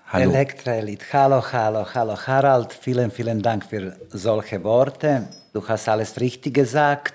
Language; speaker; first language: German; non-native, learner; Serbian